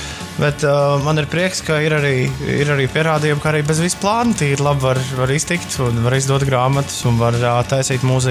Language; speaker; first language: Latvian; native; Latvian